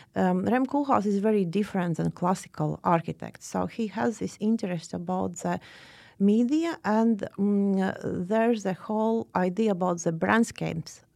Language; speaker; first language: English; non-native, fluent; Latvian